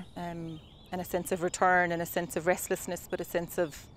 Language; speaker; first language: English; native; English